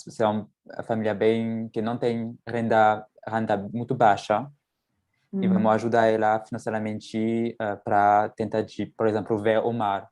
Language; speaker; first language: Portuguese; non-native, fluent; French